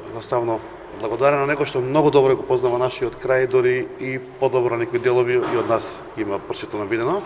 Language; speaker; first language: Macedonian; native; Macedonian